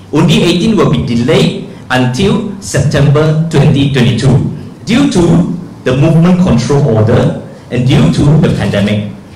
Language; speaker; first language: English; non-native, local second language; Chinese